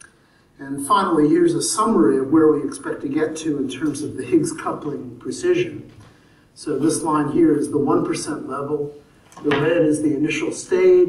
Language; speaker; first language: English; native; English